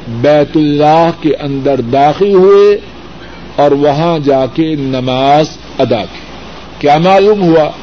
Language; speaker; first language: Urdu; non-native, local second language; Punjabi